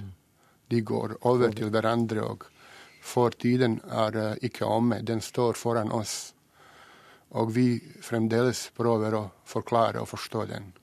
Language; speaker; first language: Norwegian; non-native, fluent; Bosnian